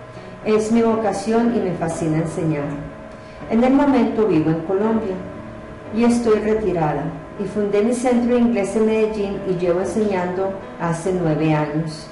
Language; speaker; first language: Spanish; early bilingual, heritage; Spanish